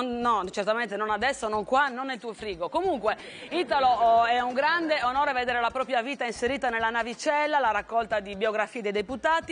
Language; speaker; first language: Italian; native; Italian